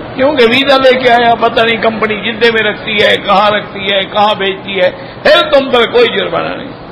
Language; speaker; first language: Urdu; native; Urdu